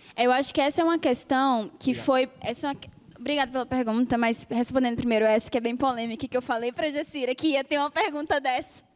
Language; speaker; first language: Portuguese; native; Portuguese